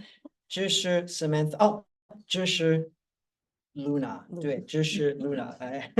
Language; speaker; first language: Chinese; non-native, fluent; English